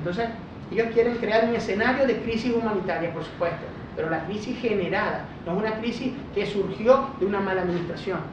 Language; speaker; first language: Spanish; native; Spanish